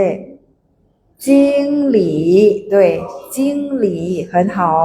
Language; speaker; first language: Chinese; non-native, fluent; Indonesian